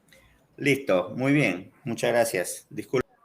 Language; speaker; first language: Spanish; native; Spanish